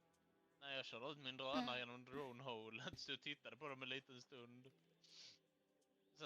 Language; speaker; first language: Swedish; native; Swedish